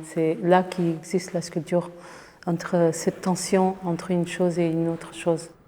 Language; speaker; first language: French; non-native, fluent; Portuguese